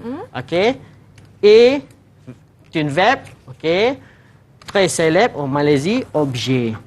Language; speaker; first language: French; non-native, fluent; Malay